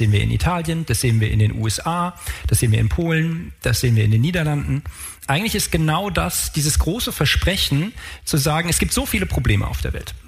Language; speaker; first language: German; native; German